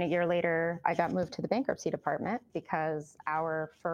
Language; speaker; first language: English; early bilingual, other home language; Spanish